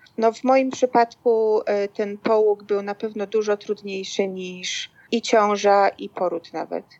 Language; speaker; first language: Polish; native; Polish